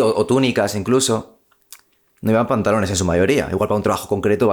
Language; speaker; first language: Spanish; native; Spanish